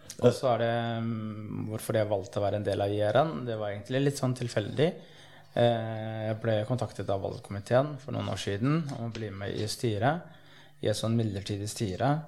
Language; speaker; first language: Norwegian; early bilingual, other home language; Somali